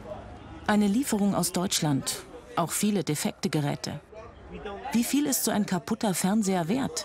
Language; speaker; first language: German; native; German